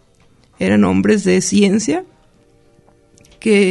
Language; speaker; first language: Spanish; native; Spanish